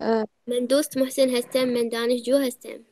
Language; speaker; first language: Persian; non-native, learner; Arabic